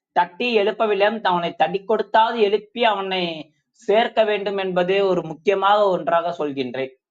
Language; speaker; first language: Tamil; non-native, local second language; Urdu